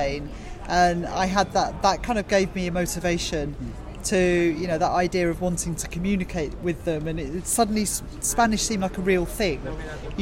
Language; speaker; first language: English; native; English